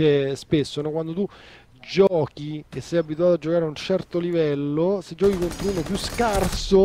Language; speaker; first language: Italian; native; Italian